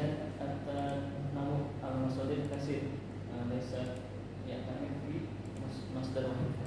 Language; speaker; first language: Arabic; non-native, learner; Indonesian